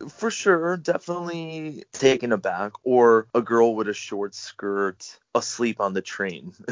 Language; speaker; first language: English; native; English